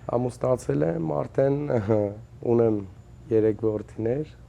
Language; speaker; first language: Armenian; native; Armenian